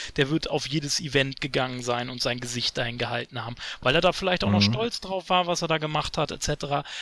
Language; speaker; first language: German; native; German